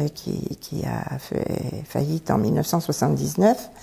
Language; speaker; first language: French; native; French